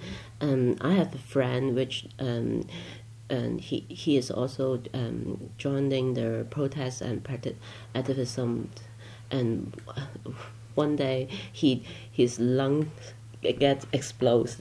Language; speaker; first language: English; non-native, local second language; Cantonese